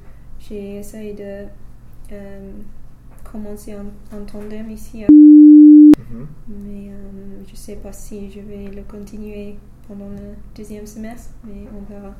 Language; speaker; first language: French; non-native, fluent; English